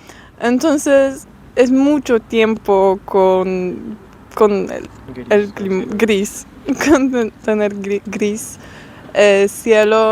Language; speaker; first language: Spanish; non-native, learner; Polish